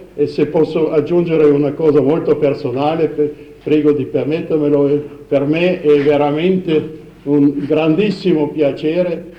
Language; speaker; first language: Italian; non-native, fluent; German